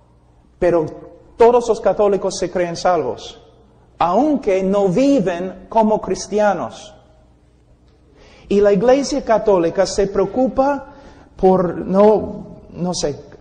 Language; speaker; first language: Spanish; non-native, fluent; English